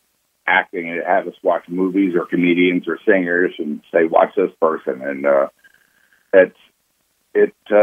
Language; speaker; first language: English; native; English